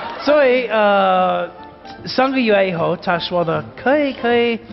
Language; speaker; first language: Chinese; non-native, learner; English